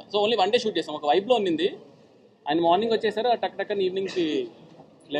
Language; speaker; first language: Telugu; native; Telugu